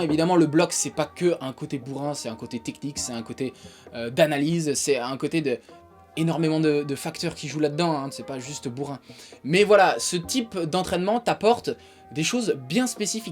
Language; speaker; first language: French; native; French